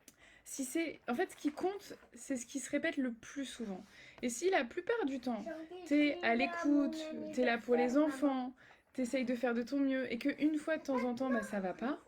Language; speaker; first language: French; native; French